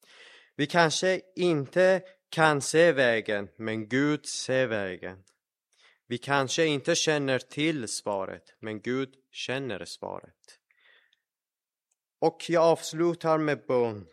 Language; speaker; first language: Swedish; non-native, fluent; Persian